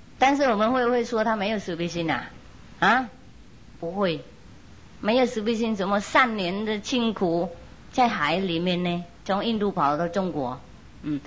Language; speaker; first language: Chinese; non-native, fluent; Vietnamese